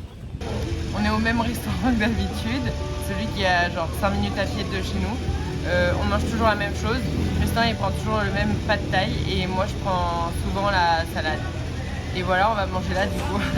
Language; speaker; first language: French; native; French